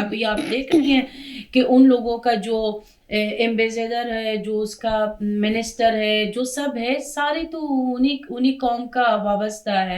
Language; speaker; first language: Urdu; non-native, fluent; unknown